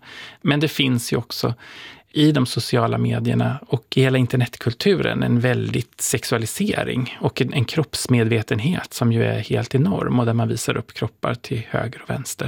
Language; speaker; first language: Swedish; native; Swedish